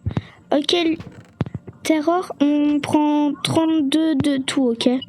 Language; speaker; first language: French; native; French